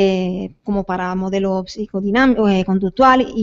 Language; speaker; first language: Spanish; native; Spanish